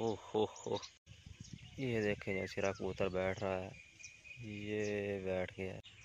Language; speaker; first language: Hindi; non-native, local second language; Punjabi